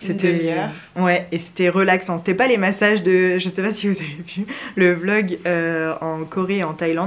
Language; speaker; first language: French; native; French